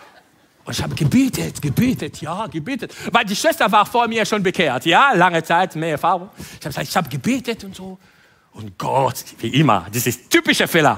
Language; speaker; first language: German; non-native, fluent; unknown